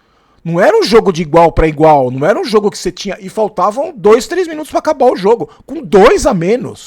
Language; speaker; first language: Portuguese; native; Portuguese